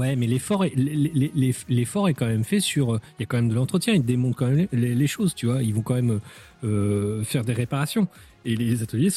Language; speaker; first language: French; native; French